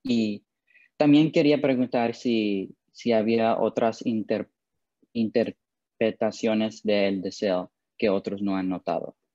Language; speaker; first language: Spanish; non-native, learner; English